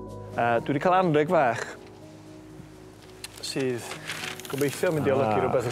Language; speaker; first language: Welsh; native; Welsh